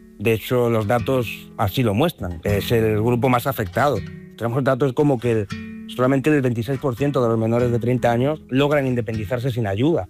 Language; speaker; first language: Spanish; native; Spanish